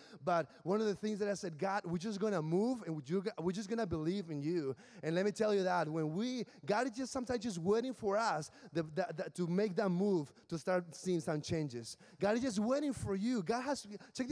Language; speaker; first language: English; non-native, fluent; Spanish